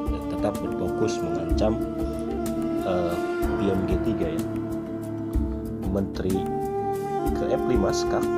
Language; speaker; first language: Indonesian; native; Indonesian